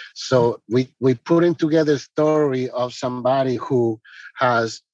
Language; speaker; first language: English; non-native, fluent; Spanish